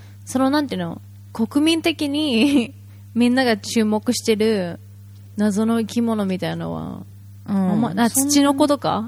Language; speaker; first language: Japanese; native; Japanese